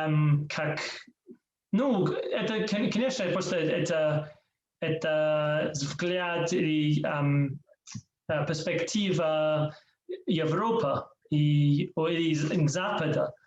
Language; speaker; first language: Russian; non-native, learner; English